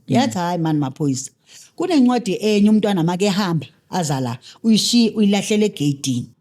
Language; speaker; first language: Zulu; native; Zulu